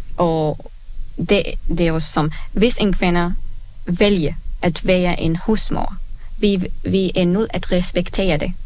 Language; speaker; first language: Danish; non-native, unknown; Arabic